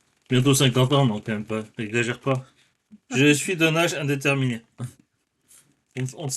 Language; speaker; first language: French; native; French